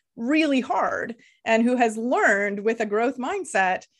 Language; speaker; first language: English; non-native, fluent; Lithuanian